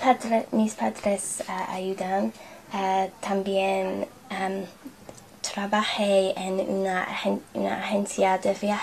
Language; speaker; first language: Spanish; non-native, learner; English